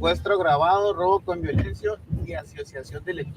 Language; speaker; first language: Spanish; native; Spanish